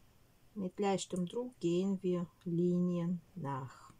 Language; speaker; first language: German; non-native, learner; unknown